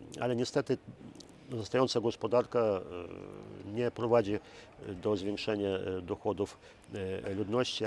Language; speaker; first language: Polish; native; Polish